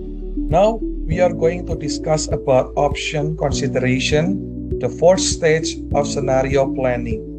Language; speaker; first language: English; non-native, learner; Indonesian